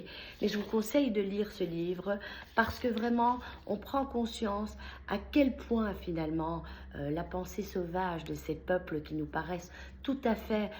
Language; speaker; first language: French; native; French